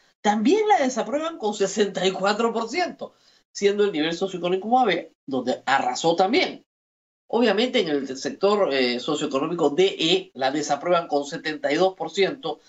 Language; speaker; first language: Spanish; native; Spanish